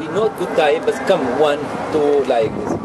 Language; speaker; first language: English; non-native, learner; Arabic